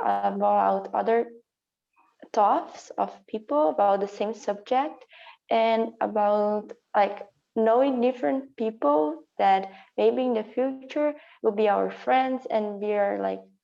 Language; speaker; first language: English; non-native, learner; Portuguese